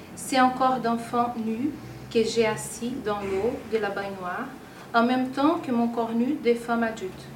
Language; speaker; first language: French; non-native, fluent; Portuguese